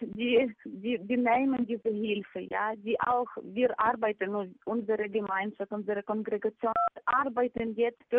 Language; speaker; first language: German; non-native, fluent; Ukrainian